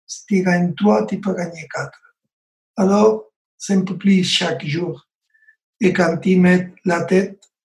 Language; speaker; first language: French; non-native, learner; Spanish